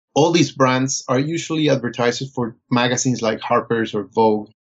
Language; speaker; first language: English; non-native, fluent; Spanish